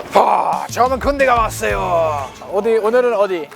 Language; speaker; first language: Korean; non-native, fluent; German